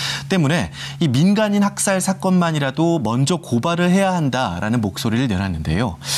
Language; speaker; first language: Korean; native; Korean